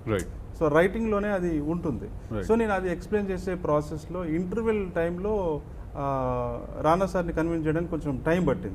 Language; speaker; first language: Telugu; native; Telugu